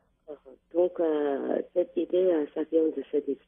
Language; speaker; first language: French; non-native, learner; Korean